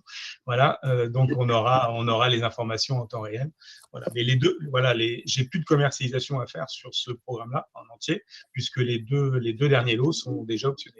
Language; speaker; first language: French; native; French